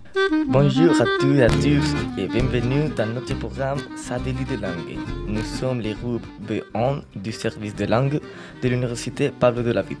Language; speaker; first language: French; non-native, learner; Spanish